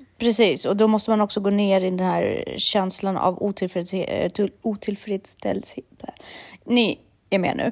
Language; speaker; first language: Swedish; early bilingual, other home language; Russian